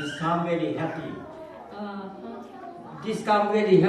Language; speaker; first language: English; non-native, learner; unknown